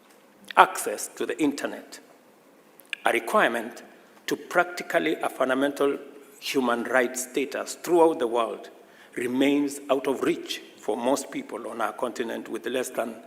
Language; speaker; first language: English; non-native, local second language; Swahili